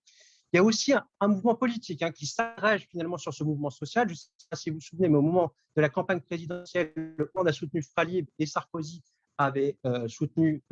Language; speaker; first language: French; native; French